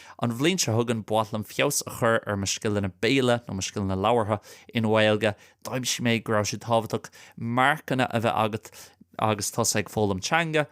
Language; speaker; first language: Irish; non-native, local second language; English